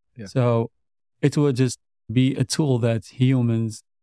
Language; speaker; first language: English; non-native, fluent; Arabic